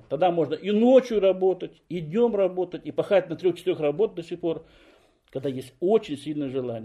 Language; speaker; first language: Russian; native; Russian